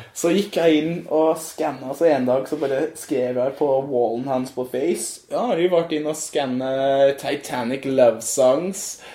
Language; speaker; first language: Norwegian; non-native, fluent; English